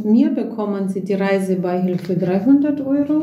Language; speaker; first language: German; native; German